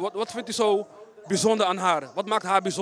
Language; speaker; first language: Dutch; native; Dutch